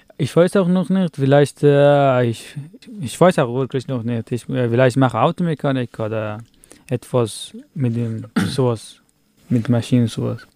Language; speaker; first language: German; non-native, learner; Persian